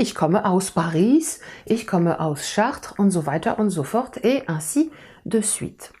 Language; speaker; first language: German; non-native, fluent; French